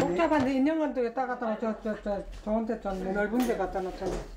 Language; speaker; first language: Korean; native; Korean